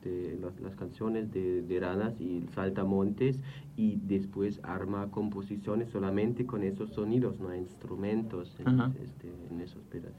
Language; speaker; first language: Spanish; non-native, fluent; German